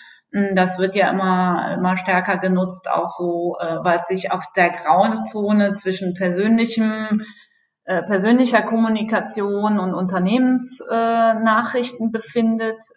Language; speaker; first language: German; native; German